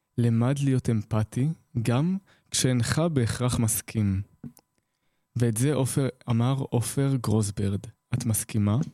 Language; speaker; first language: Hebrew; native; Hebrew